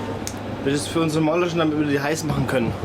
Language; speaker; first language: German; native; German